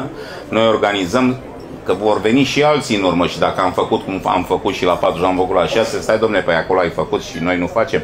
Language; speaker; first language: Romanian; native; Romanian